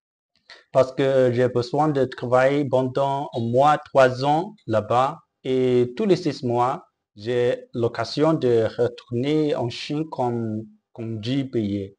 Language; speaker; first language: French; non-native, learner; Chinese